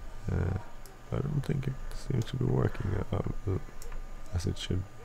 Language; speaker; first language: English; non-native, fluent; Swedish